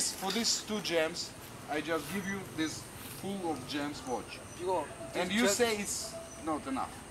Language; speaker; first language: English; non-native, learner; Russian